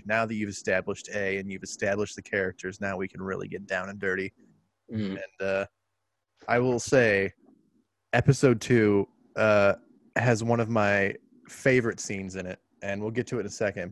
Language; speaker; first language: English; native; English